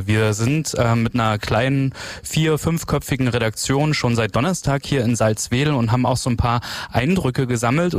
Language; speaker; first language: German; native; German